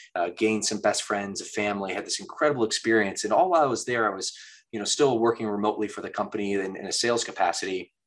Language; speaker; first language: English; native; English